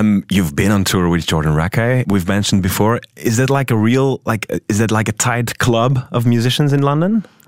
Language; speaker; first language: English; non-native, fluent; Dutch